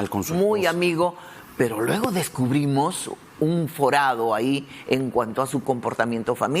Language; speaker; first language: Spanish; native; Spanish